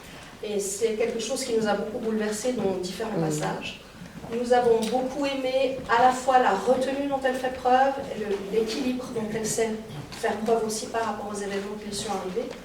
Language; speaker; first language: French; native; French